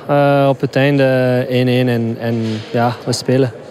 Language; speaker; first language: Dutch; non-native, local second language; French